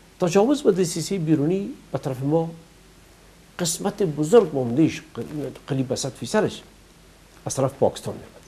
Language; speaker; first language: Persian; native; Persian